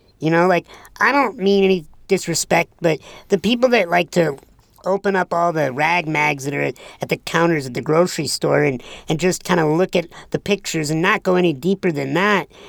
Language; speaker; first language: English; native; English